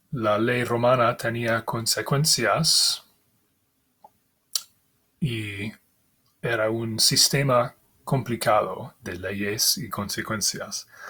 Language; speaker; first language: Spanish; non-native, fluent; English